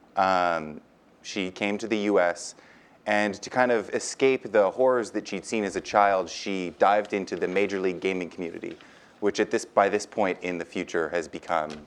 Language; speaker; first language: English; native; English